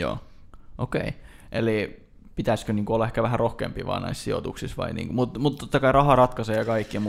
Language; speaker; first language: Finnish; native; Finnish